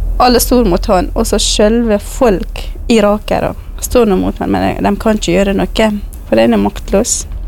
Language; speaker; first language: Norwegian; non-native, fluent; Kurdish